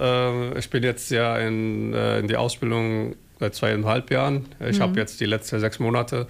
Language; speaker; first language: German; non-native, learner; Somali